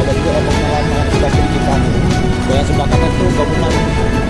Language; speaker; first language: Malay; non-native, local second language; Achinese